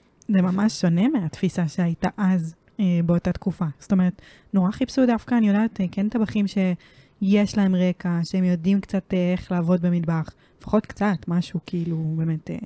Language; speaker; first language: Hebrew; native; Hebrew